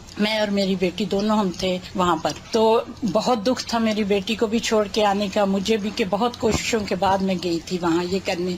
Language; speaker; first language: Urdu; native; Urdu